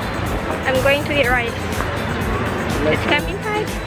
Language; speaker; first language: English; non-native, learner; Indonesian